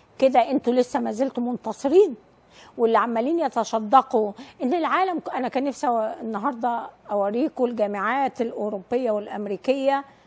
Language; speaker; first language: Arabic; native; Arabic